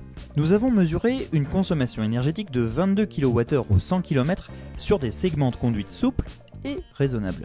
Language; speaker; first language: French; native; French